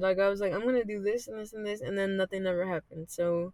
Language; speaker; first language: English; early bilingual, other home language; Spanish